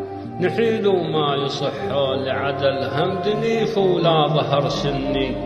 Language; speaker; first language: Arabic; native; Arabic